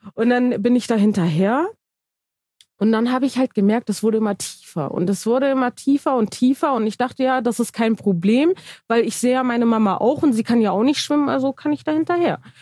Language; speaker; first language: German; early bilingual, other home language; Turkish